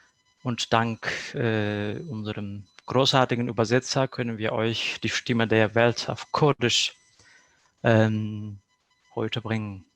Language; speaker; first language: German; non-native, fluent; Kurdish